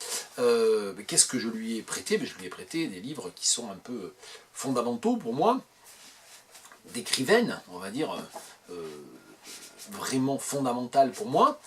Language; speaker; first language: French; native; French